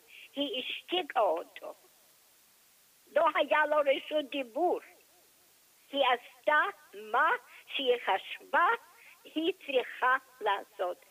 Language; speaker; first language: Hebrew; non-native, fluent; English